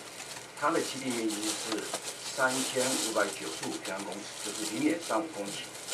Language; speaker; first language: Chinese; native; Chinese